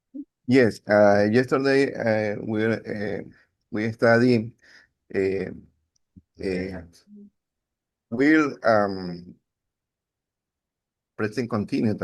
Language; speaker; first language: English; non-native, learner; Spanish